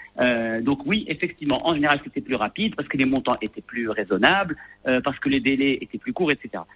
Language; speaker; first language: French; non-native, local second language; Arabic